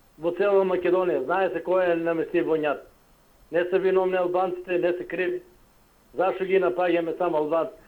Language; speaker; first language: Macedonian; non-native, local second language; Albanian